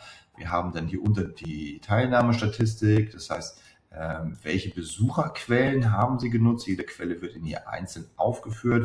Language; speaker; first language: German; native; German